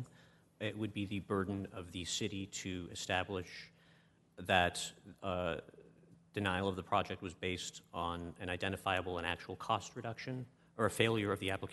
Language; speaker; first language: English; native; English